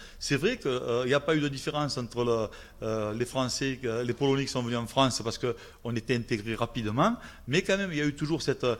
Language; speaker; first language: French; native; French